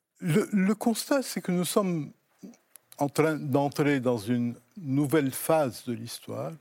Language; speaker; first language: French; non-native, local second language; Arabic